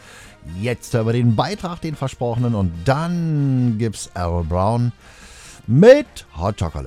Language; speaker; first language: German; native; German